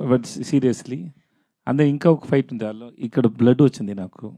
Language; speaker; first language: Telugu; non-native, learner; Tamil